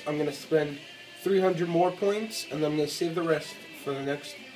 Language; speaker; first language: English; native; English